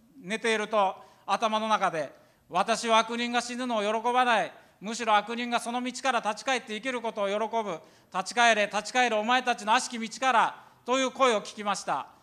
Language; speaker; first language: Japanese; native; Japanese